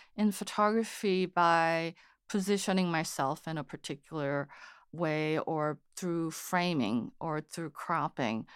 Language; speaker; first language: English; non-native, fluent; Korean